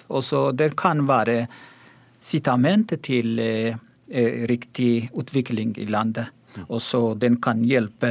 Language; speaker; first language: Norwegian; non-native, learner; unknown